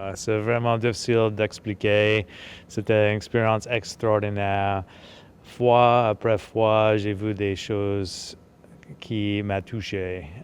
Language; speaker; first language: French; non-native, local second language; English